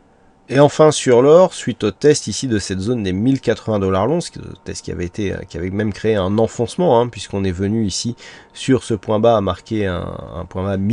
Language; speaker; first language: French; native; French